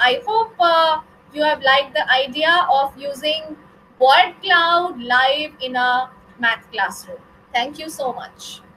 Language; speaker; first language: English; non-native, local second language; Hindi